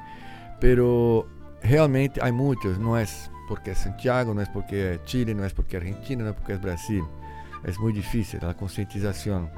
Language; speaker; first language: Spanish; non-native, fluent; Portuguese